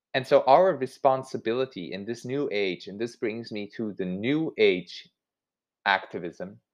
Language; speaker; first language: English; non-native, fluent; Swiss German